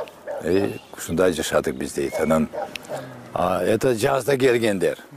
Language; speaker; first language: Kyrgyz; non-native, local second language; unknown